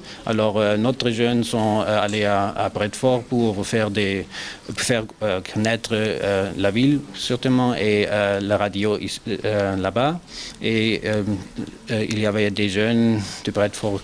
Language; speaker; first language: French; non-native, learner; German